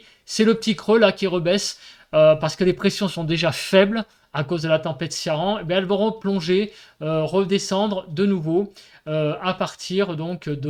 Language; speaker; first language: French; native; French